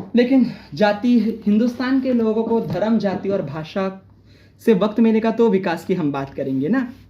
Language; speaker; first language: Hindi; non-native, local second language; Marathi